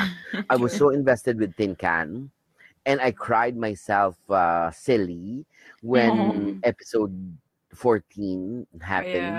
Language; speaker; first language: English; non-native, local second language; Filipino